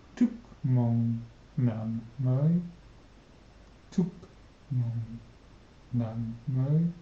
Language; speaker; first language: Vietnamese; non-native, learner; French